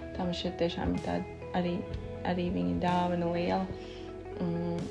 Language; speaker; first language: Latvian; native; Latvian